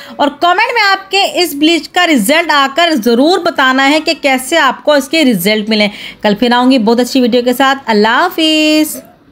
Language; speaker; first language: Urdu; native; Urdu